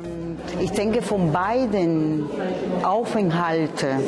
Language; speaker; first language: German; non-native, fluent; Spanish